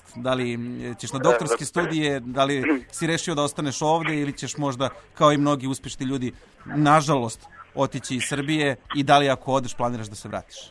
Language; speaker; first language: Serbian; native; Serbian